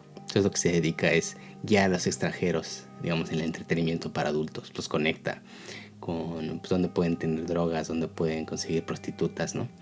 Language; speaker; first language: Spanish; native; Spanish